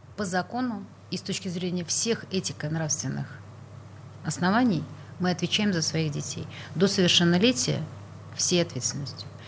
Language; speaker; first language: Russian; native; Russian